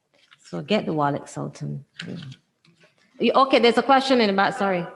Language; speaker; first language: English; native; English